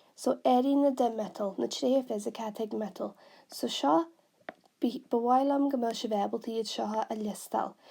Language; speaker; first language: Irish; non-native, local second language; English